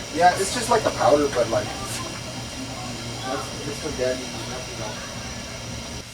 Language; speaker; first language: English; native; English